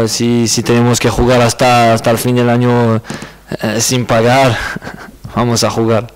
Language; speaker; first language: Spanish; non-native, learner; French